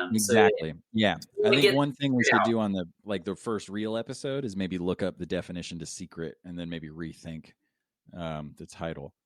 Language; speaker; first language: English; native; English